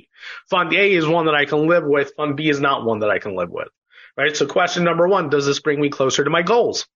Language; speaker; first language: English; native; English